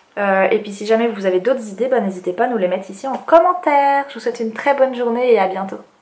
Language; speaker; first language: French; native; French